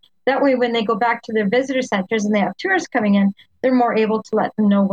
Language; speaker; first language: English; native; English